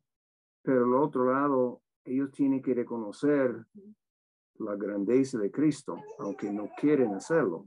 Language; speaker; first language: Spanish; non-native, fluent; English